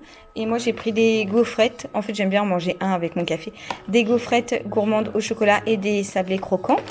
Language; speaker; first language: French; native; French